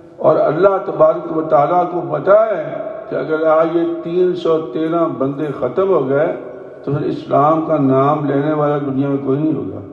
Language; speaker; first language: Urdu; non-native, local second language; Punjabi